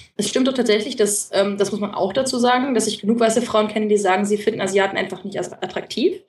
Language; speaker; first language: German; native; German